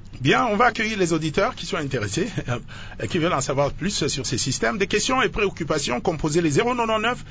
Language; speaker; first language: French; non-native, local second language; Lingala